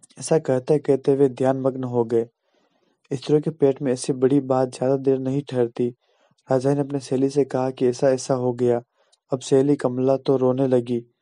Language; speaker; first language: Hindi; native; Hindi